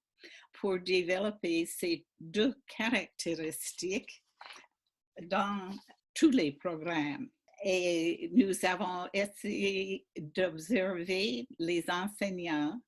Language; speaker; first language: French; non-native, fluent; English